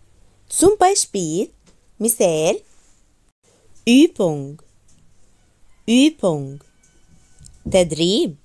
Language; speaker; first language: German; non-native, fluent; Arabic